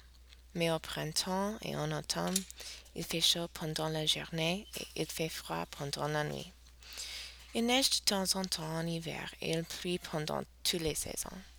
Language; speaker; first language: French; non-native, learner; English